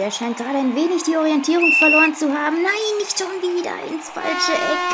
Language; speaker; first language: German; native; German